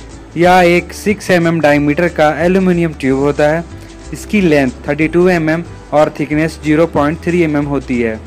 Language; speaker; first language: Hindi; native; Hindi